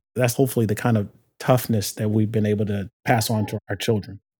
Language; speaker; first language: English; native; English